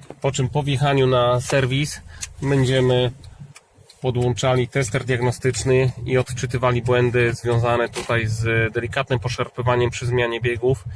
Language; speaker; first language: Polish; native; Polish